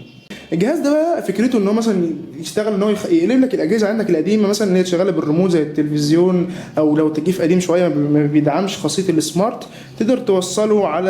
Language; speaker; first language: Arabic; native; Arabic